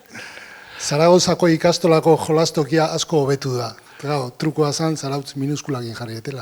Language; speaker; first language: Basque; native; Basque